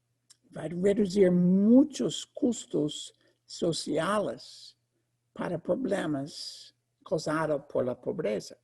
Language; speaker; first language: Spanish; non-native, fluent; English